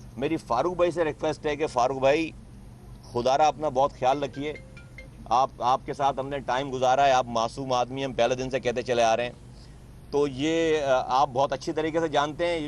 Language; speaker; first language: Urdu; native; Urdu